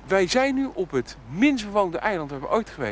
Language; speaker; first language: Dutch; native; Dutch